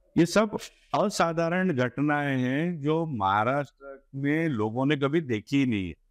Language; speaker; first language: Hindi; non-native, local second language; Gujarati